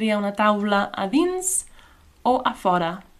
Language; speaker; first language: Catalan; non-native, learner; English